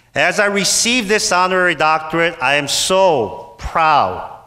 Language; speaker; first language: English; native; English